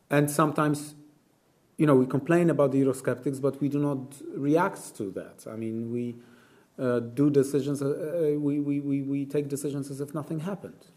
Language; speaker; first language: English; non-native, fluent; Polish